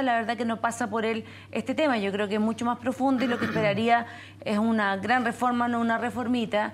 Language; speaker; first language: Spanish; native; Spanish